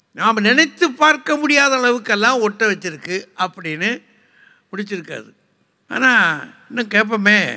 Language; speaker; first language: Tamil; native; Tamil